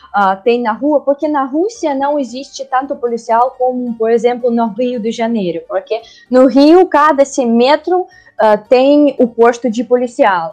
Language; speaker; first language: Portuguese; non-native, learner; Russian